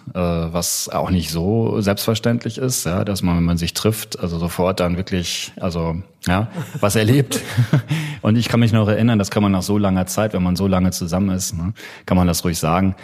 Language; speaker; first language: German; native; German